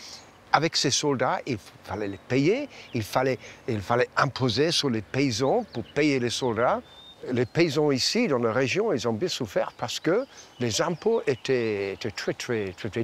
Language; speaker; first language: French; non-native, fluent; English